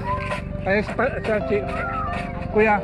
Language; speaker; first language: Filipino; non-native, local second language; Bikol